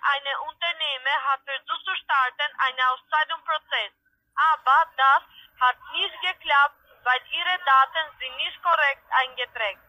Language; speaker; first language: German; non-native, learner; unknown